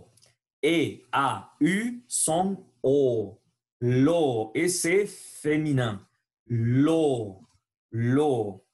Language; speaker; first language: French; non-native, learner; Spanish